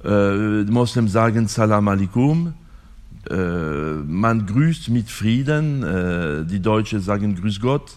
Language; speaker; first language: German; non-native, fluent; French